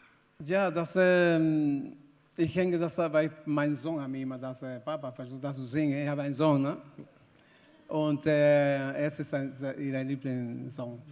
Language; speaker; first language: German; non-native, learner; Spanish